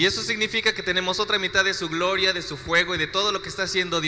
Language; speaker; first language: Spanish; native; Spanish